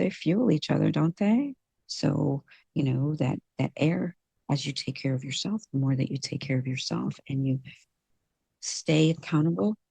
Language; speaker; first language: English; native; English